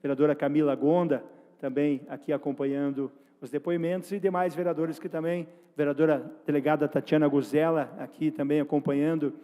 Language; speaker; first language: Portuguese; native; Portuguese